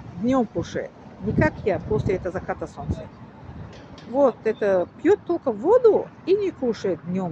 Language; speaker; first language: Russian; non-native, learner; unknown